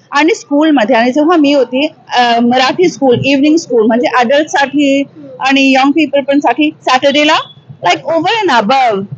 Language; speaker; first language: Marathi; early bilingual, heritage; Marathi